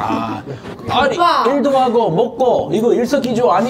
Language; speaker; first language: Korean; non-native, fluent; English